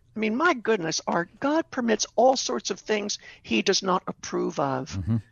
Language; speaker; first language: English; native; English